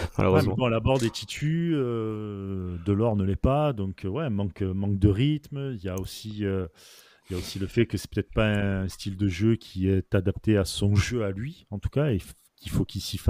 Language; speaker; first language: French; native; French